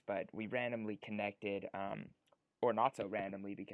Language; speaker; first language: English; native; English